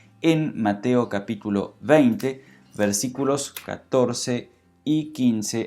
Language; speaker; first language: Spanish; native; Spanish